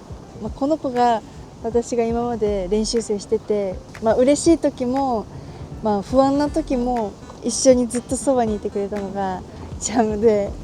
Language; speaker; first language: Japanese; native; Japanese